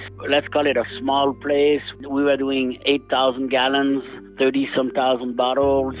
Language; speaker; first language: English; non-native, fluent; French